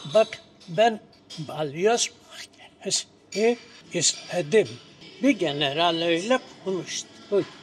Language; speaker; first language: Turkish; non-native, local second language; Greek